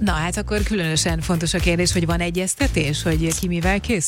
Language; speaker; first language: Hungarian; native; Hungarian